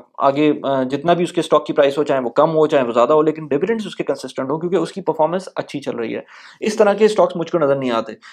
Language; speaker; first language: Urdu; native; Urdu